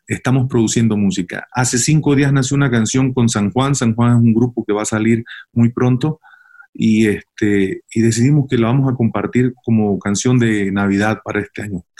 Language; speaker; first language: Spanish; native; Spanish